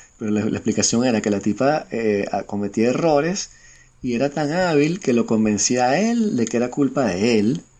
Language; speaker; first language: Spanish; native; Spanish